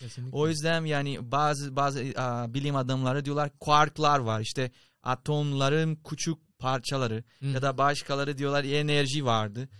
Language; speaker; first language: Turkish; non-native, fluent; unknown